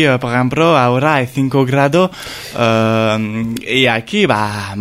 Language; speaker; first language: Spanish; non-native, learner; French